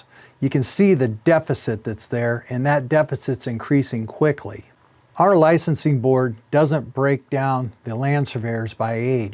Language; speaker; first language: English; native; English